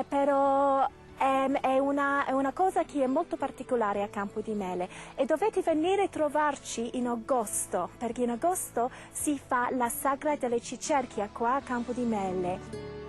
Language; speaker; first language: Italian; non-native, fluent; English